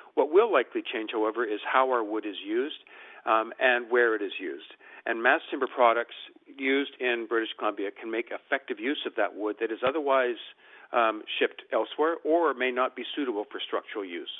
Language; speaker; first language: English; native; English